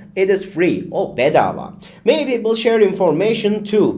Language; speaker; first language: English; non-native, fluent; Turkish